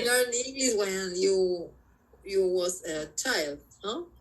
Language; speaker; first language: English; non-native, learner; Spanish